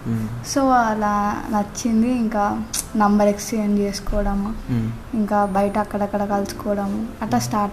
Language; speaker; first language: Telugu; native; Telugu